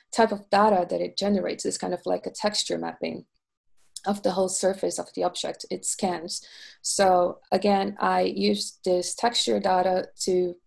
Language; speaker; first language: English; non-native, fluent; Portuguese